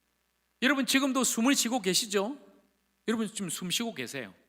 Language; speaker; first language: Korean; native; Korean